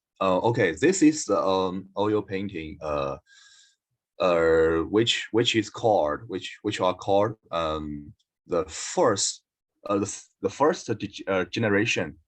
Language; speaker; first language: English; non-native, learner; Chinese